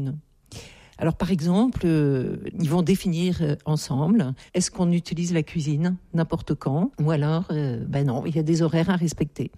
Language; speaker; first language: French; native; French